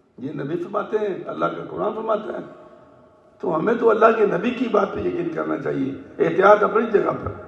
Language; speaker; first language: Urdu; non-native, local second language; Punjabi